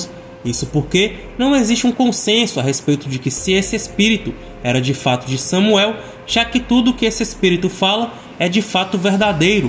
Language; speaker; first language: Portuguese; native; Portuguese